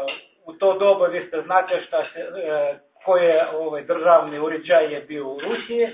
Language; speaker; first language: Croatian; non-native, learner; Russian